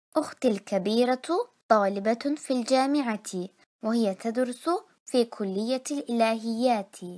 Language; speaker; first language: Arabic; non-native, learner; Turkish